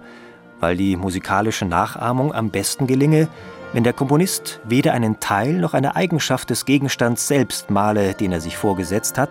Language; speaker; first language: German; native; German